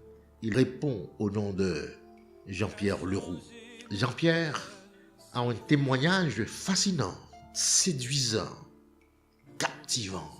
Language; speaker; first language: French; non-native, local second language; Haitian Creole